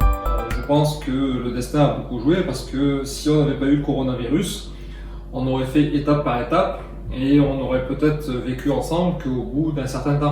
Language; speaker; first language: French; native; French